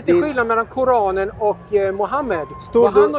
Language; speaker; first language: Swedish; native; Swedish